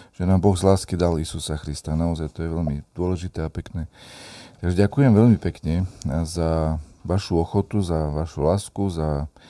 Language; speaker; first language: Slovak; native; Slovak